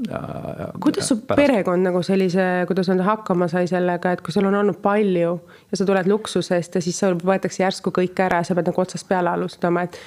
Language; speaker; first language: Estonian; native; Estonian